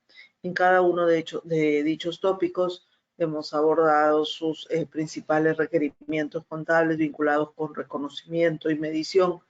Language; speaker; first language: Spanish; native; Spanish